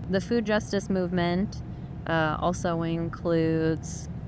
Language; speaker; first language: English; native; English